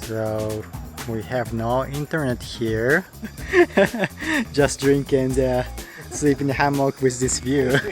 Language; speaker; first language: English; non-native, learner; Japanese